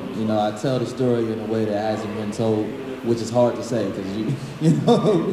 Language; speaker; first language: English; native; English